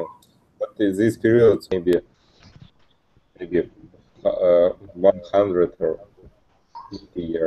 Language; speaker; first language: English; non-native, learner; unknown